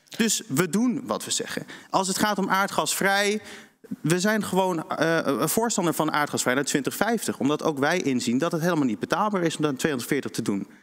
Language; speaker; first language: Dutch; native; Dutch